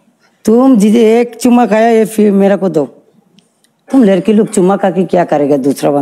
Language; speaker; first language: Hindi; non-native, learner; Bangla